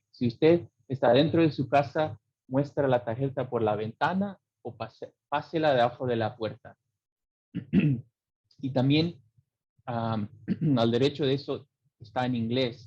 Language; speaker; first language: Spanish; early bilingual, heritage; English